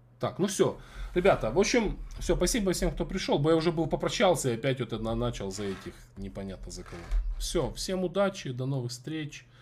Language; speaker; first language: Russian; native; Russian